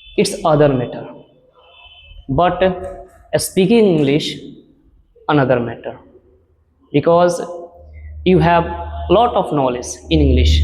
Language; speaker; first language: English; non-native, learner; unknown